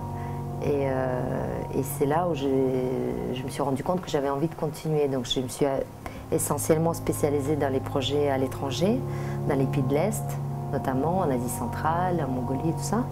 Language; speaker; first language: French; native; French